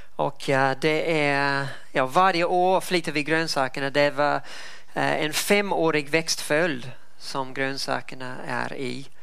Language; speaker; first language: Swedish; non-native, fluent; English